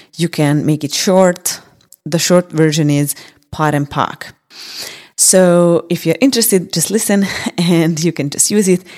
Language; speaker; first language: English; non-native, fluent; Hungarian